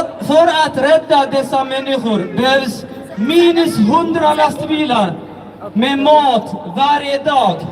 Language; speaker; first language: Swedish; early bilingual, other home language; Tigrinya